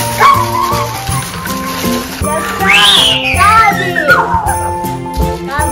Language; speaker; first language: Japanese; early bilingual, heritage; Japanese